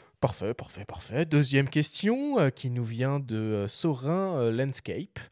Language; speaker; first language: French; native; French